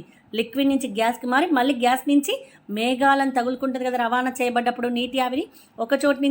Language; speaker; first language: Telugu; native; Telugu